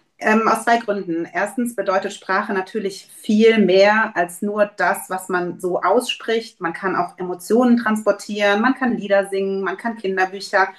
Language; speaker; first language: German; native; German